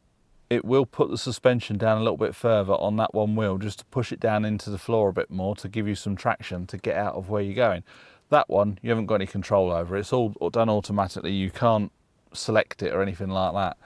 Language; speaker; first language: English; native; English